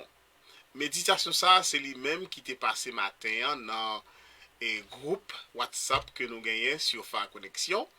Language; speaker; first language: French; non-native, local second language; Haitian Creole